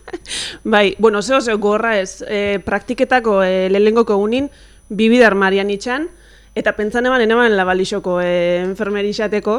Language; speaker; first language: Basque; native; Basque